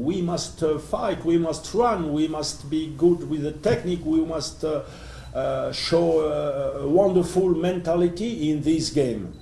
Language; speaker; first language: English; non-native, learner; French